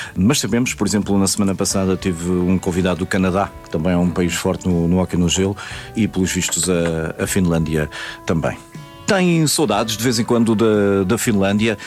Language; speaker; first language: Portuguese; native; Portuguese